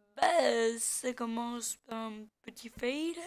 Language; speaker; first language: French; native; French